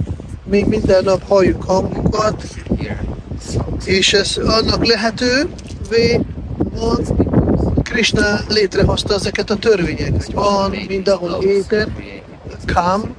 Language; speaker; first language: Hungarian; non-native, fluent; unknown